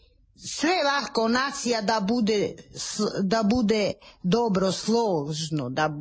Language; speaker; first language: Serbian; non-native, local second language; Romany